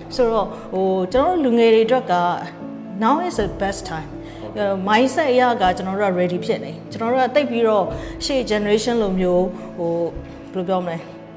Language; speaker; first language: Burmese; native; Burmese